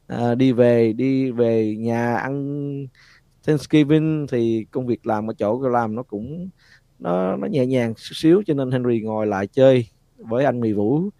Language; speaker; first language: Vietnamese; early bilingual, heritage; Vietnamese